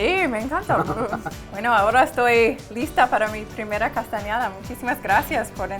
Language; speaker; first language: Spanish; non-native, fluent; English